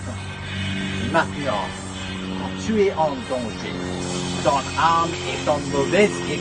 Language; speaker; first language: French; non-native, learner; English